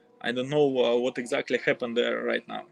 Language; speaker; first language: English; non-native, learner; Russian